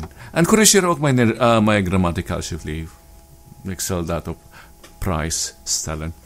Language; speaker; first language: Dutch; non-native, learner; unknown